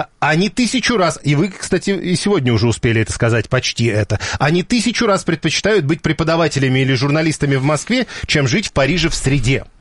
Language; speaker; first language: Russian; native; Russian